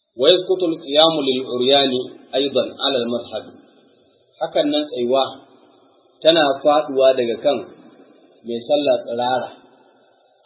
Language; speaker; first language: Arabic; non-native, fluent; Hausa